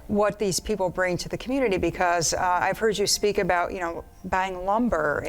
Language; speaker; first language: English; native; English